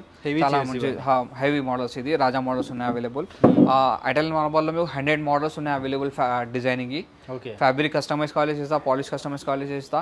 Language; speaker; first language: Telugu; non-native, local second language; Urdu